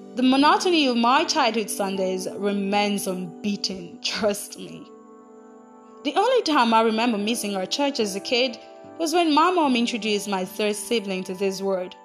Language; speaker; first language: English; non-native, local second language; Igbo